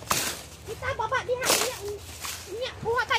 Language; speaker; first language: Cebuano; non-native, local second language; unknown